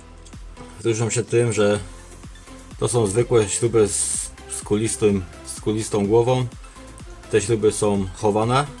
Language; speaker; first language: Polish; native; Polish